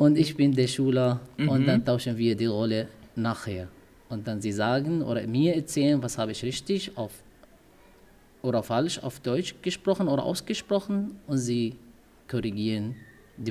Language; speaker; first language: German; non-native, learner; Arabic